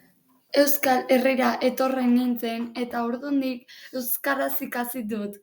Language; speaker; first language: Basque; native; Basque